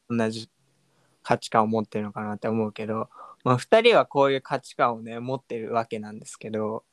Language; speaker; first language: Japanese; native; Japanese